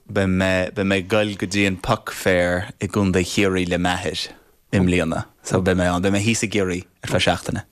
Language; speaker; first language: Irish; non-native, fluent; English